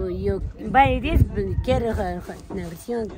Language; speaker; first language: Spanish; non-native, local second language; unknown